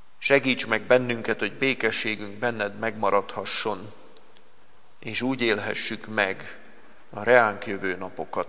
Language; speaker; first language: Hungarian; native; Hungarian